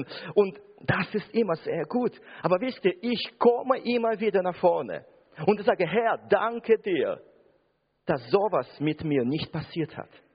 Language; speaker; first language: German; non-native, fluent; Russian